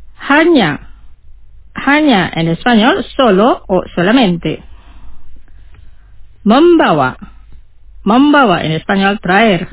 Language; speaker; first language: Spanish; non-native, fluent; Indonesian